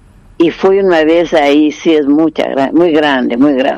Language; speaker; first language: Spanish; non-native, fluent; Portuguese